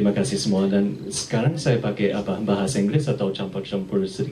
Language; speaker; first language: Indonesian; early bilingual, heritage; English